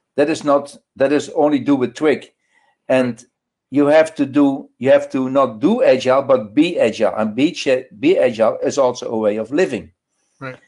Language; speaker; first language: English; non-native, learner; Dutch